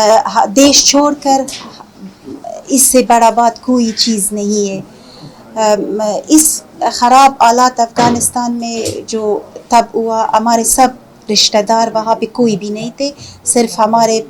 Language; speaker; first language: Hindi; non-native, fluent; Punjabi